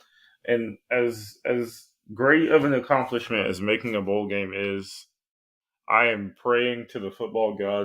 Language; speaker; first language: English; native; English